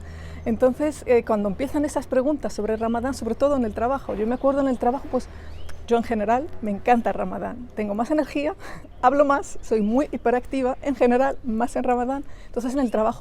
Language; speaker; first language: Spanish; early bilingual, other home language; Arabic